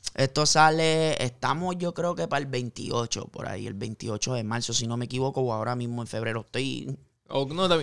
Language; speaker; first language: Spanish; native; Spanish